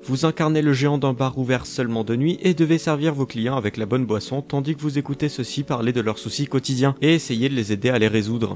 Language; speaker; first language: French; native; French